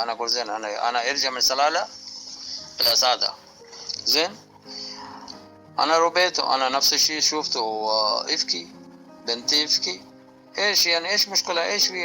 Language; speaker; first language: Arabic; non-native, learner; Urdu